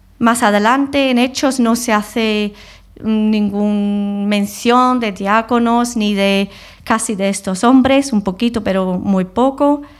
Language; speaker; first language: Spanish; non-native, fluent; English